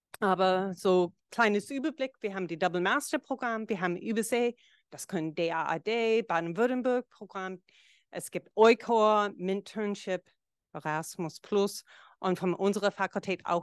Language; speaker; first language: German; non-native, fluent; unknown